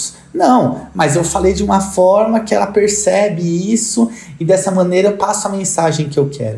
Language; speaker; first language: Portuguese; native; Portuguese